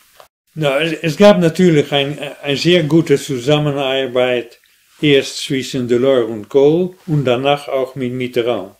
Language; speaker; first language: German; non-native, fluent; Dutch